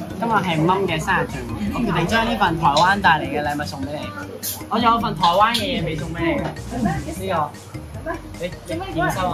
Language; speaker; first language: Chinese; non-native, local second language; Cantonese